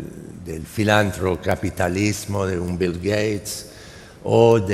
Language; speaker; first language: Spanish; non-native, fluent; English